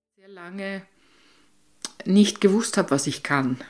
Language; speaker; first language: German; native; German